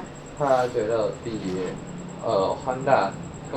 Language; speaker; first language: Chinese; non-native, fluent; Thai